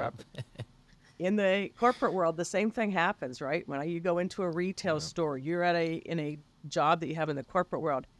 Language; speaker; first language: English; native; English